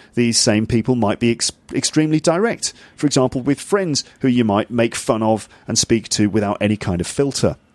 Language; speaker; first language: English; native; English